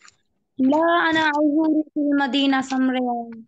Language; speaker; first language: Arabic; non-native, learner; Urdu